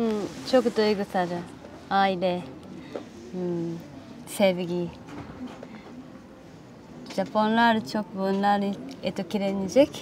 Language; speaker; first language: Turkish; non-native, learner; Japanese